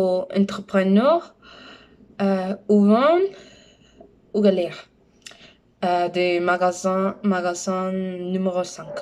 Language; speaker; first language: French; non-native, learner; Spanish